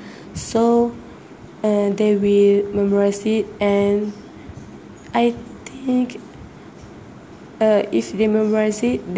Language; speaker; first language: English; non-native, learner; Malay